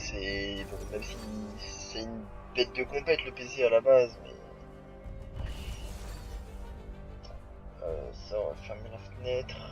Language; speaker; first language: French; native; French